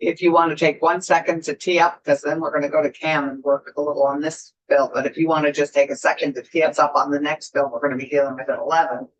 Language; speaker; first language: English; native; English